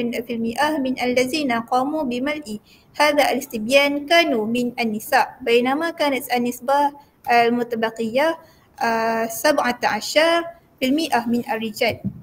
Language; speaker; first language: Arabic; non-native, learner; Malay